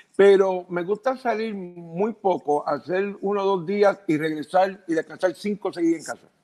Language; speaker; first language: Spanish; early bilingual, heritage; Spanish